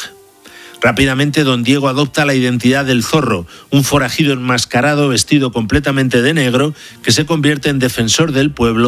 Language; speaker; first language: Spanish; native; Spanish